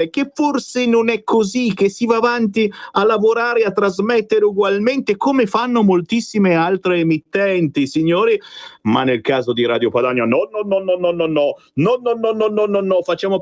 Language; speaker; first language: Italian; native; Italian